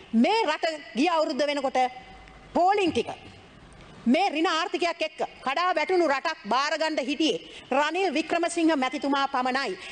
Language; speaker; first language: Sinhala; native; Sinhala